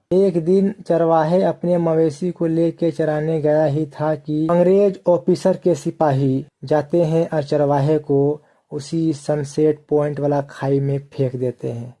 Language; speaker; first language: Hindi; native; Hindi